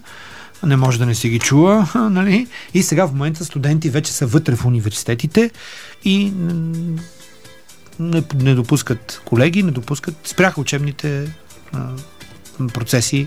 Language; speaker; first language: Bulgarian; native; Bulgarian